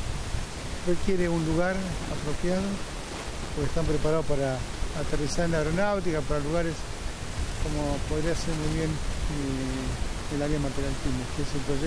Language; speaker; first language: Spanish; native; Spanish